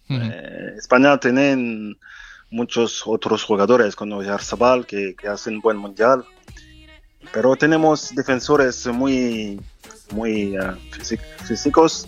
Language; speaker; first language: Spanish; non-native, fluent; French